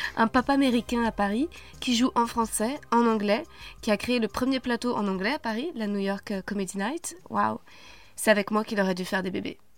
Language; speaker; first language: French; native; French